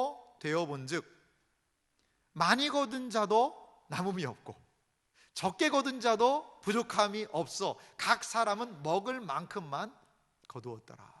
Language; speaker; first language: Korean; native; Korean